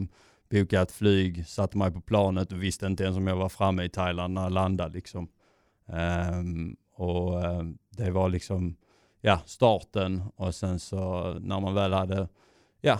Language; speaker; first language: Swedish; native; Swedish